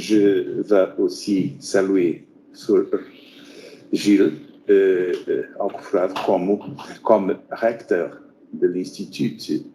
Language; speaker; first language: French; non-native, fluent; Portuguese